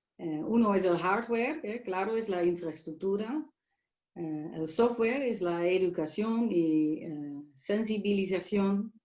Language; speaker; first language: Spanish; non-native, fluent; Dutch